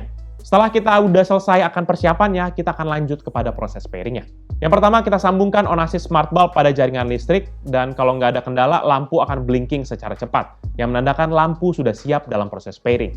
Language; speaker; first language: Indonesian; native; Indonesian